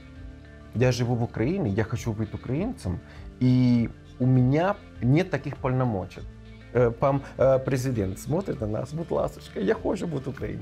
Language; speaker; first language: Ukrainian; non-native, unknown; Spanish